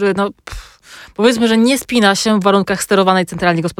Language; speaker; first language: Polish; native; Polish